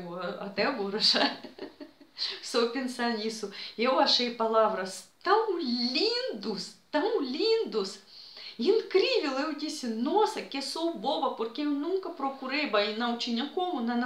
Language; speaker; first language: Portuguese; non-native, fluent; Russian